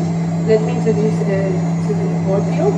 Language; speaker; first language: English; non-native, fluent; Spanish